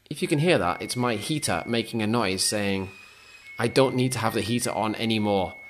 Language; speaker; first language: English; native; English